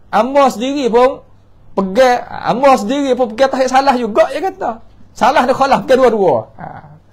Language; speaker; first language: Malay; native; Malay